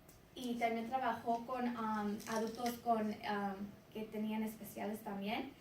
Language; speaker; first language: Spanish; early bilingual, heritage; Spanish